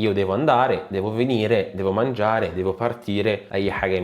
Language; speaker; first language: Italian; non-native, fluent; Arabic